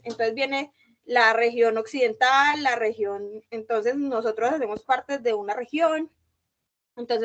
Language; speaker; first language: Spanish; native; Spanish